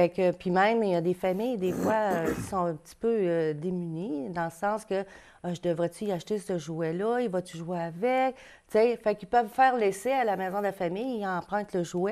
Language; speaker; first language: French; native; French